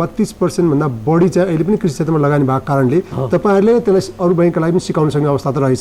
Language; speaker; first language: Nepali; native; Nepali